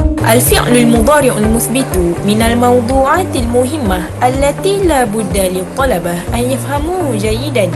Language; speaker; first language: Arabic; non-native, fluent; Malay